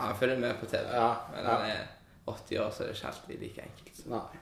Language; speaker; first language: Norwegian; native; Norwegian